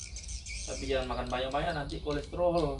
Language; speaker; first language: Indonesian; native; Indonesian